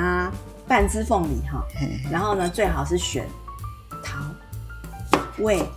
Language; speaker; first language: Chinese; native; Chinese